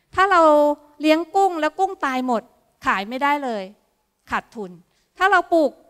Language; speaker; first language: Thai; native; Thai